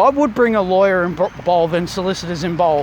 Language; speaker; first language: English; native; English